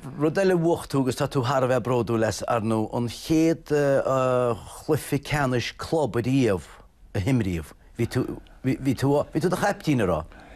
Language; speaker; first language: Irish; native; Irish